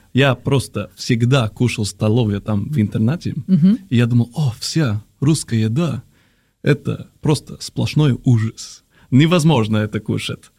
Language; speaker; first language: Russian; non-native, fluent; Spanish